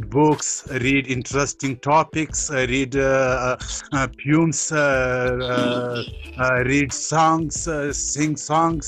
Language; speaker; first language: English; non-native, learner; Persian